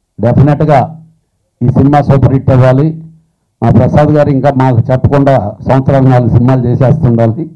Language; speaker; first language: Telugu; native; Telugu